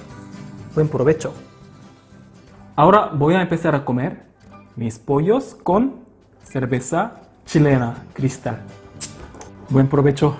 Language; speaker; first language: Spanish; non-native, local second language; Korean